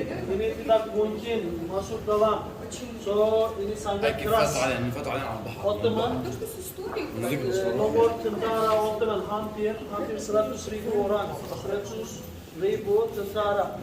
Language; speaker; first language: Indonesian; non-native, learner; Turkish